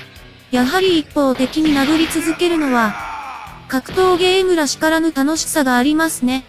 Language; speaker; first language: Japanese; native; Japanese